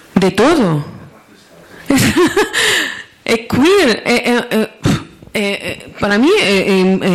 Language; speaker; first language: Spanish; non-native, learner; Portuguese